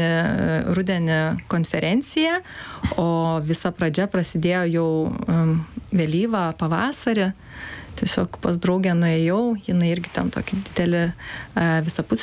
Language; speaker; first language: Lithuanian; native; Lithuanian